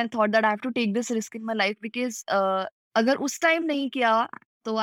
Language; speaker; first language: English; non-native, local second language; Punjabi